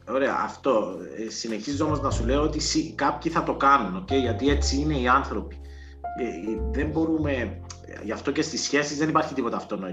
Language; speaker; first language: Greek; native; Greek